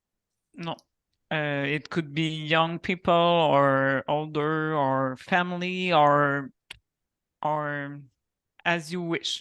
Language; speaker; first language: English; non-native, local second language; French